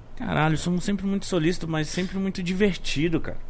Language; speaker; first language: Portuguese; native; Portuguese